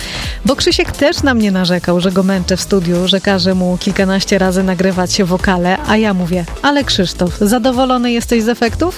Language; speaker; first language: Polish; native; Polish